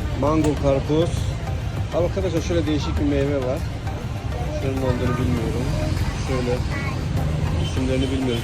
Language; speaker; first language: Turkish; native; Turkish